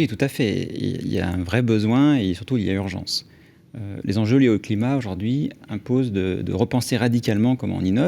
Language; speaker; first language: French; native; French